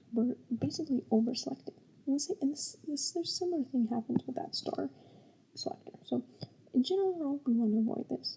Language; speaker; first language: English; native; English